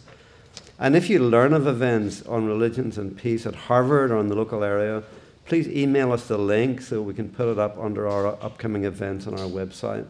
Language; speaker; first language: English; native; English